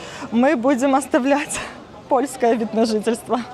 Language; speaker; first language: Russian; native; Russian